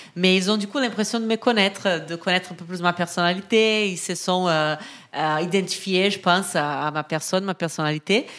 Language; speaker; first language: French; non-native, fluent; Portuguese